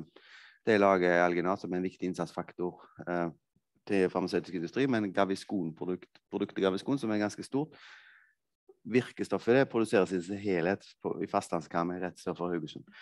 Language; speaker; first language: Norwegian; native; Norwegian